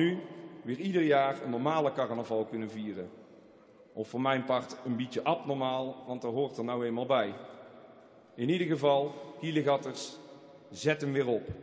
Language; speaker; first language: Dutch; native; Dutch